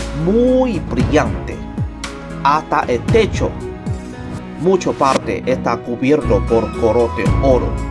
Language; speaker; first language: Spanish; non-native, learner; Chinese